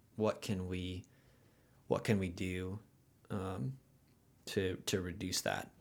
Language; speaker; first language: English; native; English